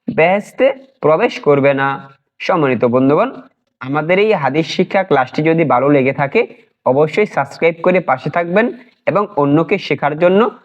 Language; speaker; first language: Bangla; native; Bangla